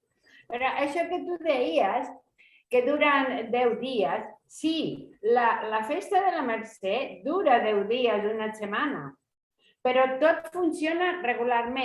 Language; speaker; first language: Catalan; non-native, fluent; Spanish